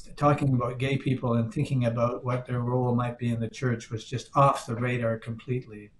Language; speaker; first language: English; native; English